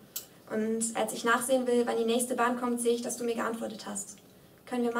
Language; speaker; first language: German; native; German